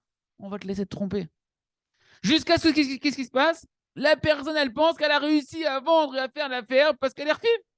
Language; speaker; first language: French; native; French